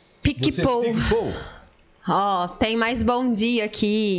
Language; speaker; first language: Portuguese; native; Portuguese